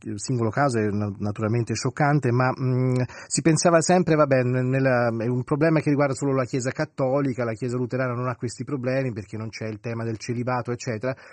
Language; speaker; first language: Italian; native; Italian